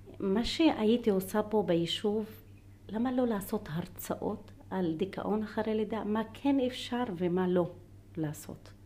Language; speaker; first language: Hebrew; non-native, local second language; Arabic